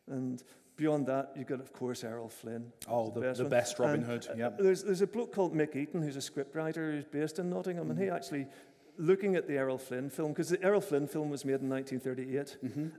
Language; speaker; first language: English; native; English